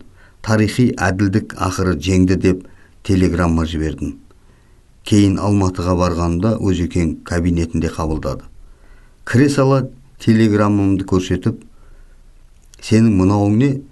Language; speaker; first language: Kazakh; native; Kazakh